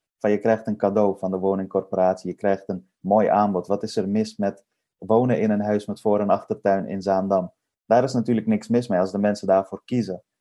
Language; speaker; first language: Dutch; early bilingual, other home language; Persian